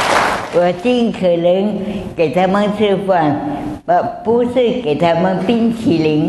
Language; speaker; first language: Chinese; non-native, local second language; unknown